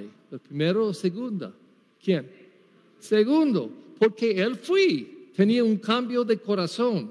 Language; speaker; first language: Spanish; non-native, learner; English